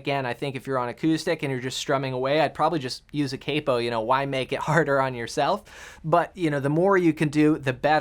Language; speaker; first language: English; native; English